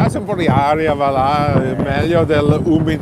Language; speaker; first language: Italian; non-native, fluent; English